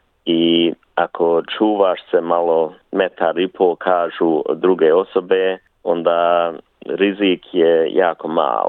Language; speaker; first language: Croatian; early bilingual, heritage; Bosnian